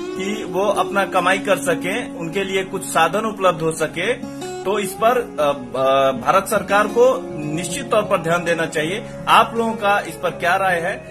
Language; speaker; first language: Hindi; native; Hindi